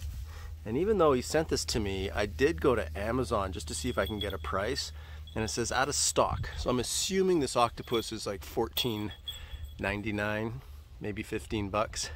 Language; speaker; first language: English; native; English